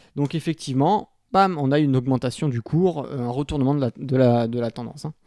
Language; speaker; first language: French; native; French